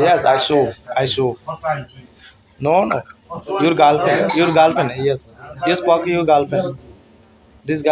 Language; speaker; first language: English; non-native, learner; Bangla